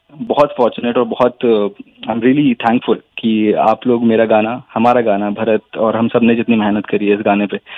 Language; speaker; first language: Hindi; native; Hindi